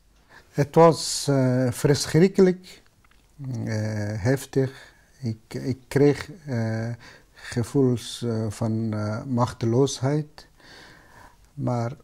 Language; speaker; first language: Dutch; non-native, fluent; Persian